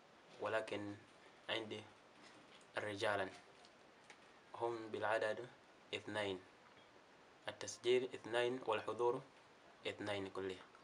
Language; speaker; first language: Arabic; non-native, learner; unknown